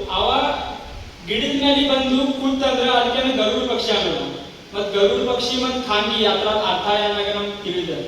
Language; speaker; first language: Kannada; non-native, local second language; Marathi